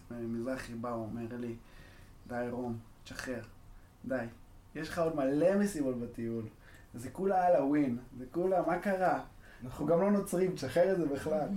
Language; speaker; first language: Hebrew; native; Hebrew